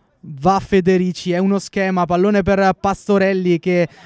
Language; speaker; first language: Italian; native; Italian